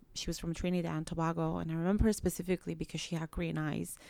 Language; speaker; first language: English; early bilingual, other home language; Spanish